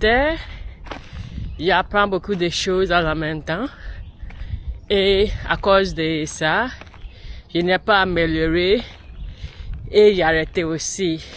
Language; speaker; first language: French; non-native, learner; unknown